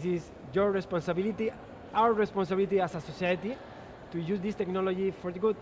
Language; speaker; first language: English; non-native, fluent; Spanish